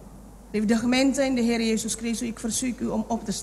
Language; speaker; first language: Dutch; non-native, fluent; Indonesian